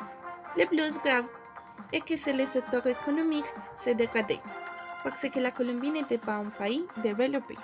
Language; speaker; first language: French; non-native, learner; Spanish